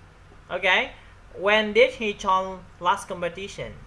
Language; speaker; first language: English; non-native, learner; Vietnamese